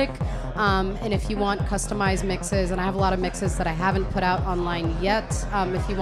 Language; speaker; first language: English; non-native, local second language; Hiligaynon